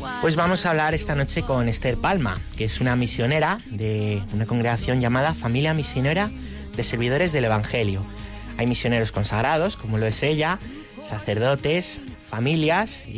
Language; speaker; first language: Spanish; native; Spanish